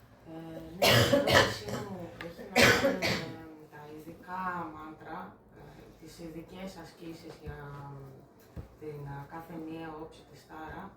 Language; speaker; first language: Greek; native; Greek